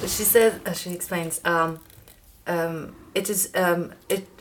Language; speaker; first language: English; non-native, fluent; Persian